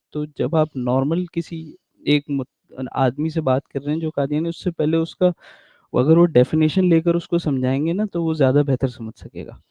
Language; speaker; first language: Urdu; early bilingual, heritage; Urdu